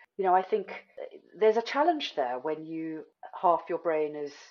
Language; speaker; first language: English; native; English